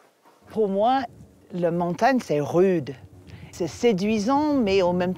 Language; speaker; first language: French; non-native, fluent; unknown